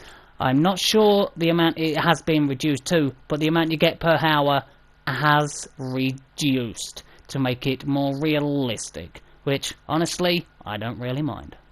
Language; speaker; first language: English; native; English